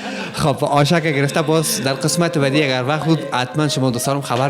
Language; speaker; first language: Persian; native; Persian